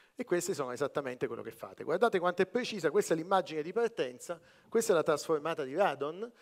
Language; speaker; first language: Italian; native; Italian